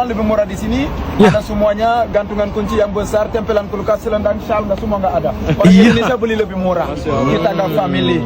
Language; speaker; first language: Indonesian; non-native, learner; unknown